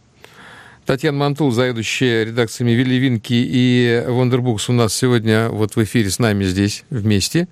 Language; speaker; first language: Russian; native; Russian